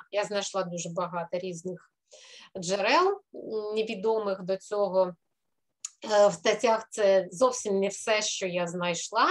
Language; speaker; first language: Ukrainian; non-native, fluent; Russian